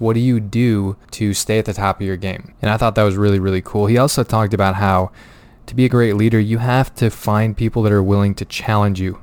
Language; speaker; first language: English; native; English